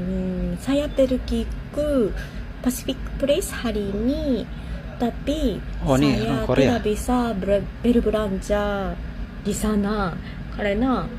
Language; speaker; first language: Indonesian; non-native, learner; Japanese